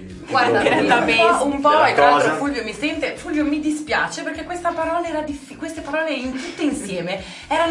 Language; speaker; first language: Italian; native; Italian